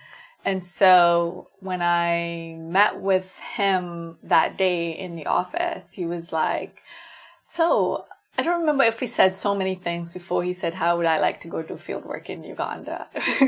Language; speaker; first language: English; non-native, local second language; Ganda